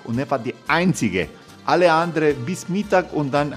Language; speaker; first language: German; non-native, learner; Croatian